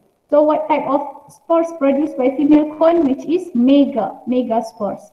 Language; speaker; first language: English; non-native, local second language; Malay